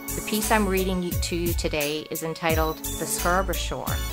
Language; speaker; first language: English; native; English